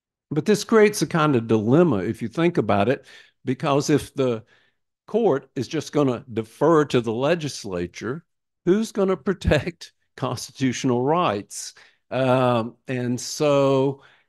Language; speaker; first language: English; native; English